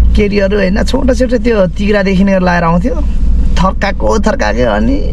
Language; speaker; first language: Nepali; native; Nepali